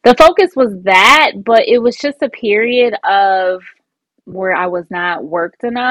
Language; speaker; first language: English; native; English